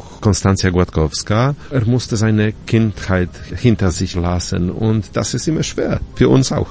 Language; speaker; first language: German; non-native, fluent; Polish